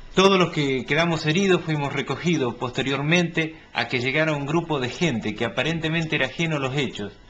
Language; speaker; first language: Spanish; native; Spanish